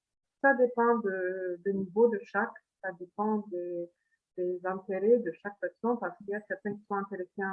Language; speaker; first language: French; non-native, fluent; Italian